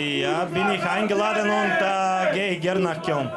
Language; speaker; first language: German; non-native, fluent; Bulgarian